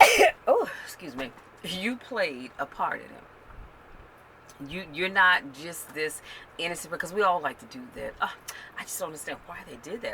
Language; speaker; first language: English; native; English